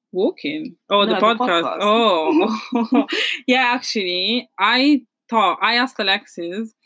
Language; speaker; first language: English; non-native, fluent; Italian